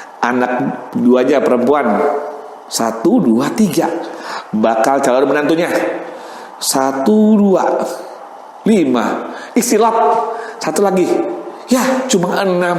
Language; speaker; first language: Indonesian; native; Indonesian